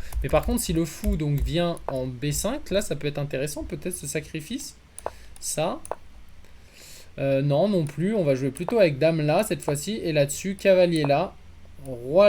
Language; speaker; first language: French; native; French